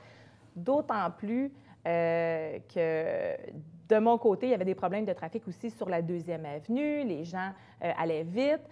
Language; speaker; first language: French; native; French